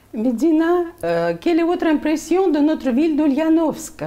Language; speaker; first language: French; non-native, fluent; Russian